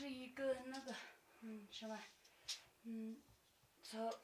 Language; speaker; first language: Chinese; non-native, local second language; Tibetan